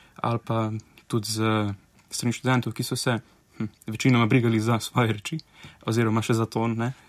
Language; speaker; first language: Slovenian; native; Slovenian